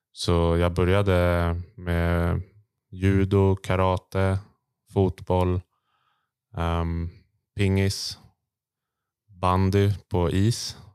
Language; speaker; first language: Swedish; native; Swedish